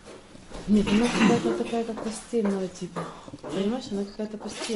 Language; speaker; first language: Russian; native; Russian